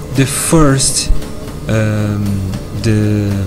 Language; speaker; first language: English; non-native, learner; Portuguese